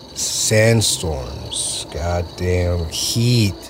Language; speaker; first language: English; early bilingual, other home language; Spanish